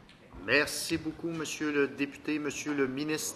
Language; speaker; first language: French; native; French